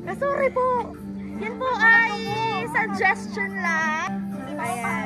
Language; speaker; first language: Filipino; native; Filipino